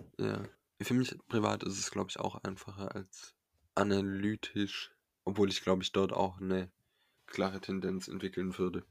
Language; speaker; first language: German; native; German